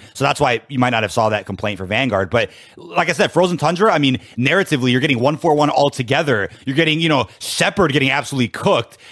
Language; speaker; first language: English; native; English